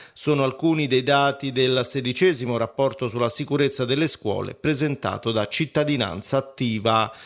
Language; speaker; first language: Italian; native; Italian